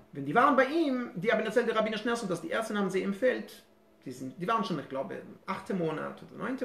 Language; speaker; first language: German; non-native, fluent; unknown